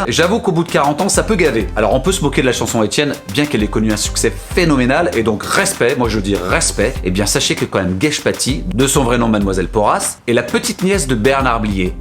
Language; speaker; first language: French; native; French